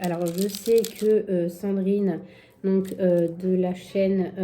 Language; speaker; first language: French; native; French